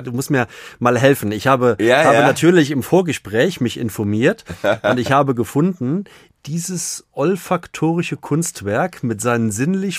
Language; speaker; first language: German; native; German